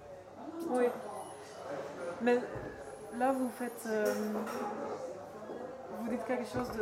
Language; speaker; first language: French; non-native, learner; Dutch